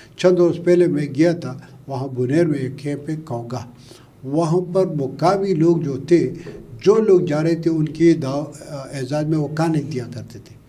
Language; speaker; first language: Urdu; non-native, local second language; Pashto